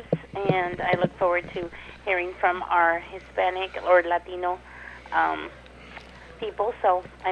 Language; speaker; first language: English; non-native, fluent; Spanish